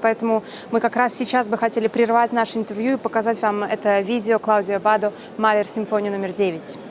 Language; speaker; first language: Russian; native; Russian